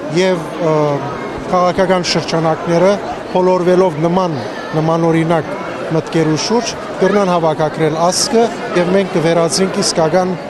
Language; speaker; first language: Armenian; early bilingual, heritage; Armenian